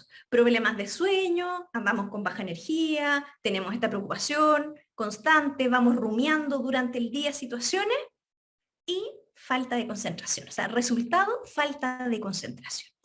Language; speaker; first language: Spanish; native; Spanish